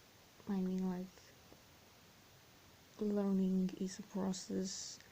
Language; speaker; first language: English; non-native, fluent; Serbian